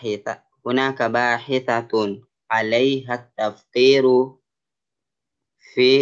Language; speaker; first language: Arabic; non-native, learner; Indonesian